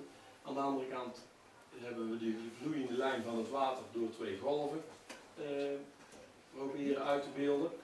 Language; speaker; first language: Dutch; native; Dutch